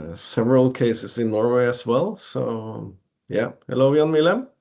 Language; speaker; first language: English; non-native, fluent; Norwegian